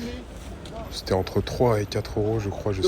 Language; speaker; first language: French; native; French